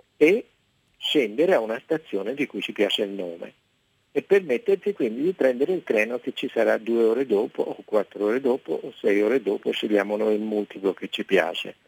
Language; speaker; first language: Italian; native; Italian